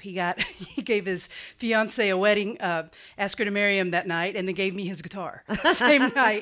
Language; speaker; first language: English; native; English